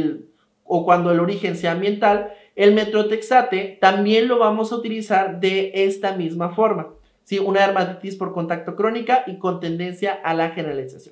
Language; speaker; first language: Spanish; native; Spanish